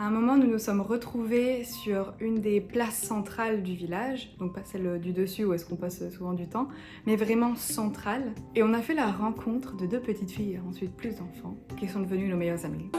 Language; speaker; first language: French; native; French